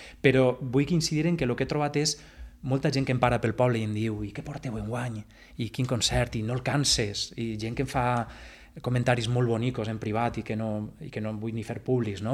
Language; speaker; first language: Catalan; native; Catalan